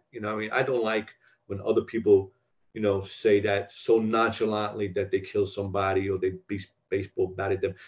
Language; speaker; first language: English; native; English